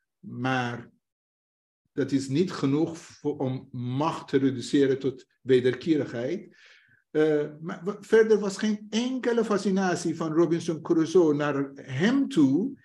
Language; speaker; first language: Dutch; non-native, fluent; Persian